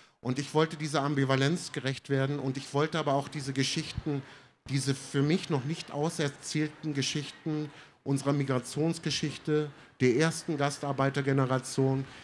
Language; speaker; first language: German; early bilingual, other home language; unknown